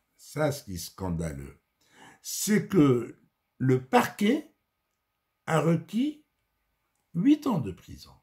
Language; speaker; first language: French; non-native, local second language; Arabic